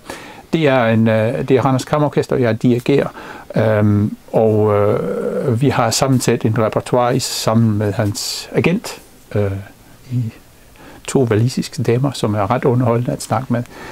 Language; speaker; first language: Danish; non-native, fluent; English